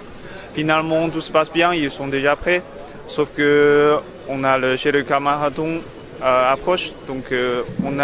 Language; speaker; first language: French; non-native, fluent; Chinese